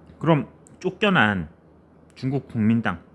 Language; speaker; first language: Korean; native; Korean